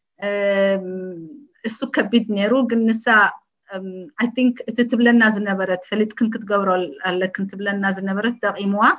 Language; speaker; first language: Tigrinya; early bilingual, heritage; Tigrinya